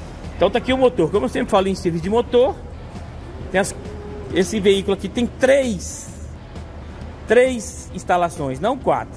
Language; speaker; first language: Portuguese; native; Portuguese